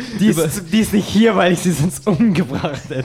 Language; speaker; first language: German; native; German